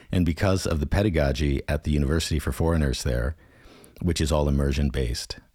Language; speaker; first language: English; native; English